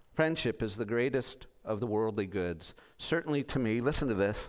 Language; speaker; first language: English; native; English